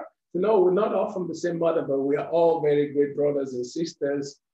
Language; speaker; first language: English; non-native, local second language; Yoruba